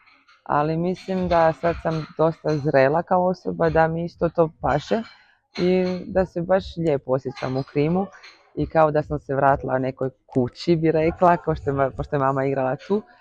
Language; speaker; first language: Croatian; early bilingual, heritage; Croatian